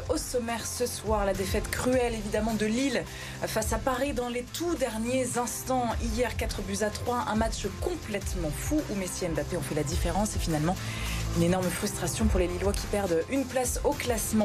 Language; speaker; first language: French; native; French